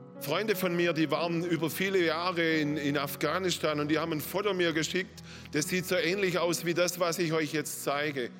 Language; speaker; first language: German; native; German